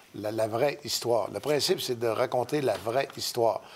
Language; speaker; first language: French; native; French